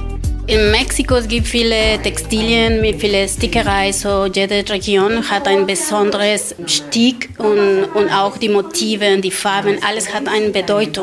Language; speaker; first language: German; non-native, learner; Spanish